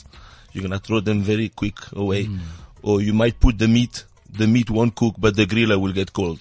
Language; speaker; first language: English; non-native, fluent; French